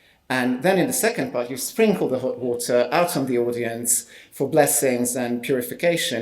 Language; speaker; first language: English; non-native, fluent; Hungarian